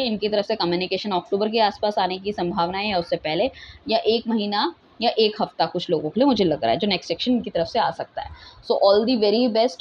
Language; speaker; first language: Hindi; native; Hindi